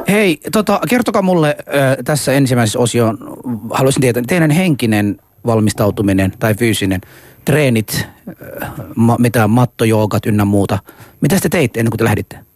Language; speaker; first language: Finnish; non-native, fluent; Persian